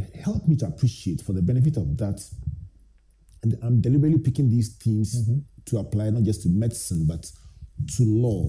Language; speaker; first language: English; non-native, local second language; Akan